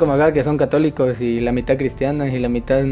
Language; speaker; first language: Spanish; native; Spanish